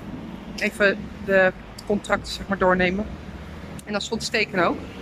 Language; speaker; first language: Dutch; native; Dutch